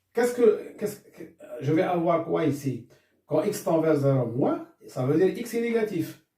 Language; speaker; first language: French; non-native, local second language; Arabic